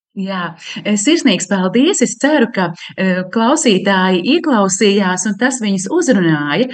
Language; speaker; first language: Latvian; native; Latvian